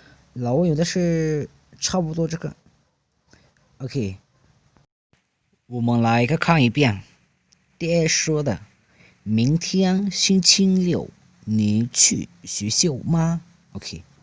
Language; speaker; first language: Chinese; non-native, fluent; Lao